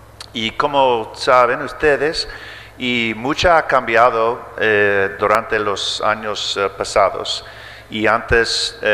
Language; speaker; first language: Spanish; early bilingual, heritage; English